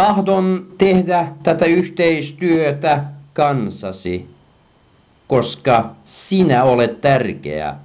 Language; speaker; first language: Finnish; non-native, fluent; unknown